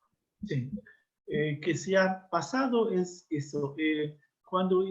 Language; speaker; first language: Spanish; non-native, learner; Portuguese